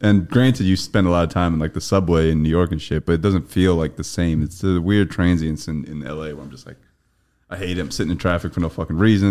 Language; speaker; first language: English; native; English